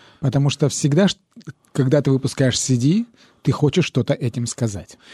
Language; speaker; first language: Russian; native; Russian